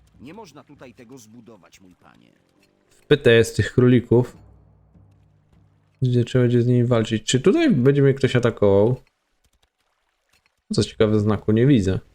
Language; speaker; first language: Polish; native; Polish